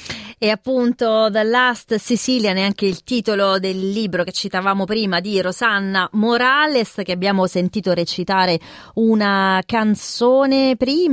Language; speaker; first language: Italian; native; Italian